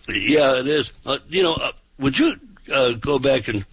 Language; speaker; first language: English; native; English